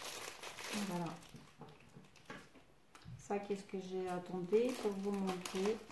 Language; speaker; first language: French; non-native, fluent; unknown